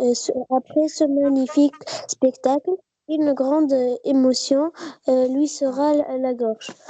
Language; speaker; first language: French; non-native, learner; Arabic